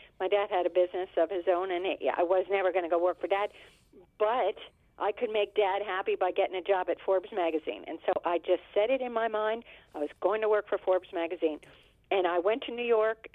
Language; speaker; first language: English; native; English